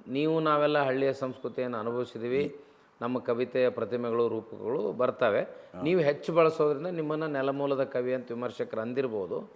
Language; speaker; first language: Kannada; native; Kannada